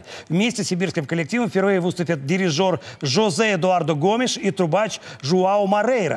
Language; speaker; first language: Russian; native; Russian